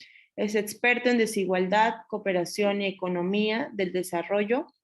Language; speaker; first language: Spanish; native; Spanish